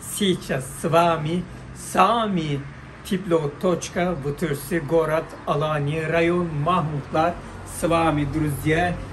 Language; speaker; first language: Russian; non-native, learner; Turkish